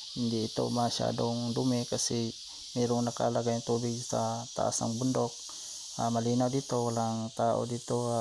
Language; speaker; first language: Filipino; non-native, local second language; Cebuano